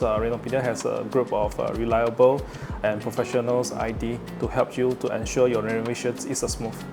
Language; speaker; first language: English; non-native, local second language; Chinese